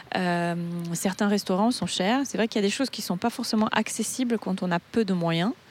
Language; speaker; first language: French; non-native, fluent; Portuguese